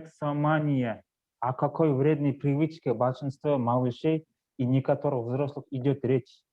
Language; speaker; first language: Russian; non-native, local second language; Kazakh